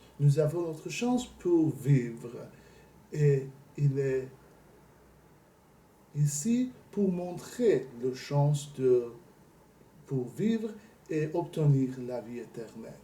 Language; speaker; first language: French; non-native, learner; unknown